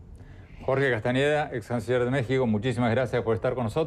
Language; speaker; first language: Spanish; native; Spanish